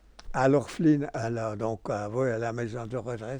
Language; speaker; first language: French; non-native, local second language; German